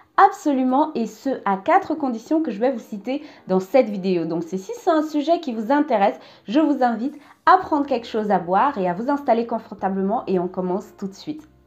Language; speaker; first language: French; native; French